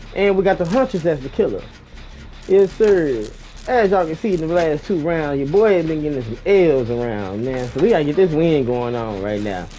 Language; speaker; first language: English; native; English